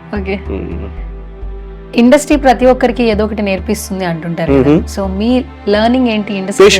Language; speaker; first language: Telugu; native; Telugu